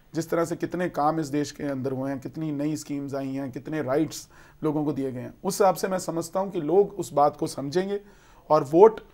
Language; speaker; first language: Hindi; native; Hindi